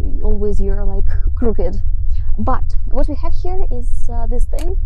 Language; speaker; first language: English; non-native, fluent; Russian